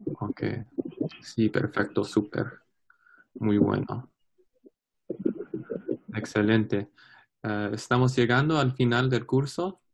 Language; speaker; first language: Spanish; non-native, learner; English